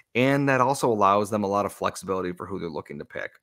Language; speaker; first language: English; native; English